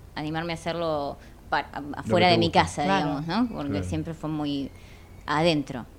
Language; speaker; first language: Spanish; native; Spanish